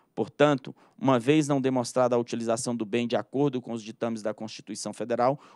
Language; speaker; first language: Portuguese; native; Portuguese